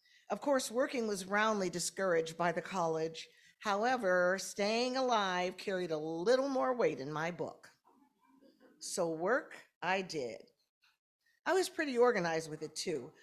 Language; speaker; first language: English; native; English